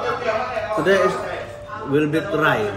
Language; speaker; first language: English; non-native, learner; Malay